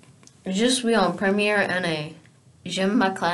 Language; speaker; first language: French; non-native, learner; English